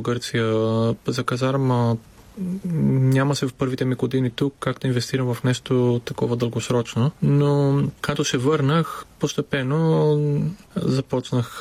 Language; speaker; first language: Bulgarian; non-native, fluent; Greek